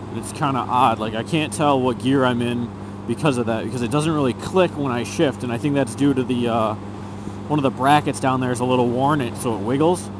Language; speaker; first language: English; native; English